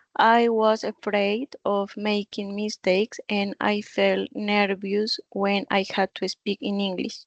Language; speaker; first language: English; non-native, learner; Spanish